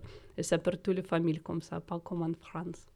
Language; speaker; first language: French; non-native, fluent; Russian